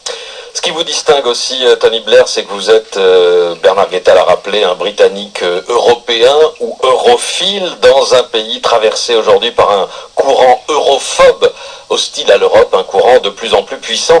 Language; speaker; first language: French; native; French